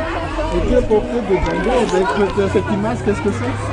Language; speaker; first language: French; non-native, local second language; Malagasy